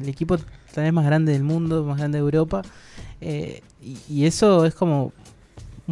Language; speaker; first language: Spanish; native; Spanish